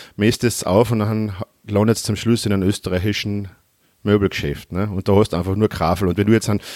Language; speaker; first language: German; native; German